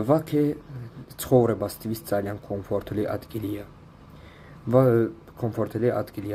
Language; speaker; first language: Georgian; non-native, learner; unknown